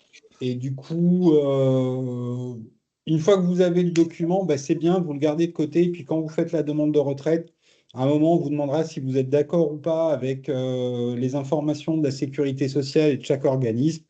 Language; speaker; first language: French; native; French